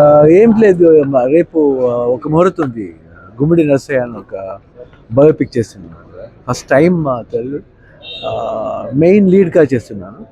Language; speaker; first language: Telugu; non-native, learner; Kannada